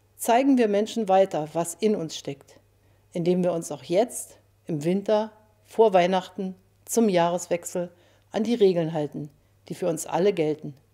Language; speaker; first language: German; native; German